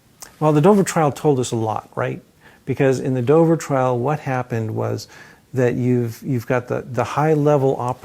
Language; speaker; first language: English; native; English